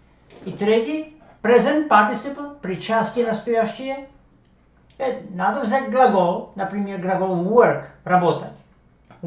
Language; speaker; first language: Russian; non-native, fluent; Slovak